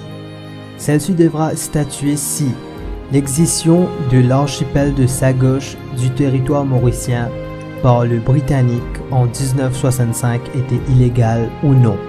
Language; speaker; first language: French; non-native, local second language; Morisyen